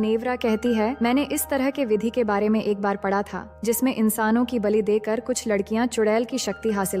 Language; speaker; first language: Hindi; native; Hindi